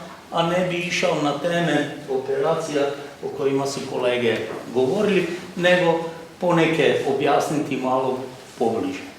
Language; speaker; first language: Croatian; native; Croatian